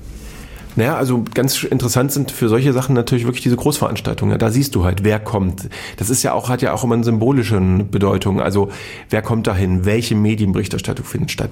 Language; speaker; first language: German; native; German